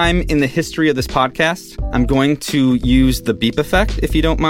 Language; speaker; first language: English; native; English